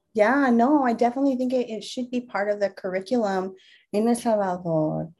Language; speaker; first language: English; early bilingual, other home language; Spanish